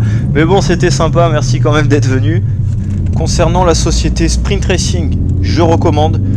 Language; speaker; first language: French; native; French